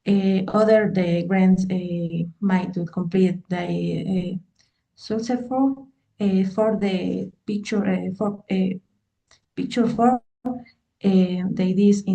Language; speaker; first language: English; non-native, learner; Spanish